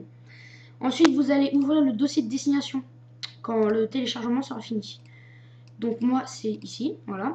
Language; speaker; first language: French; native; French